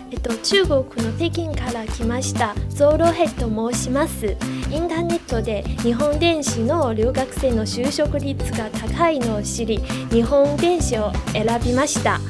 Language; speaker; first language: Japanese; non-native, fluent; Chinese